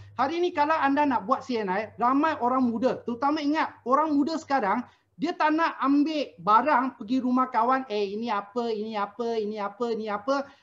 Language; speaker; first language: Malay; non-native, local second language; Chinese